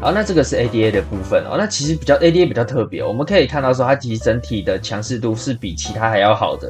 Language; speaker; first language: Chinese; native; Chinese